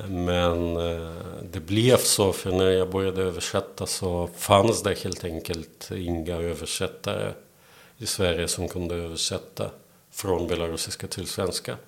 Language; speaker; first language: Swedish; non-native, fluent; Belarusian